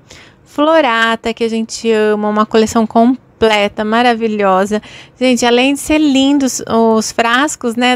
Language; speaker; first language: Portuguese; native; Portuguese